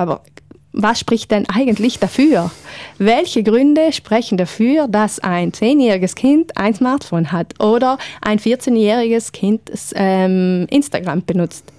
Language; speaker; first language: German; native; German